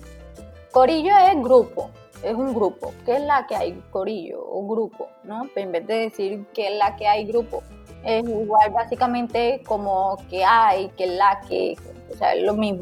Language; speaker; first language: Spanish; native; Spanish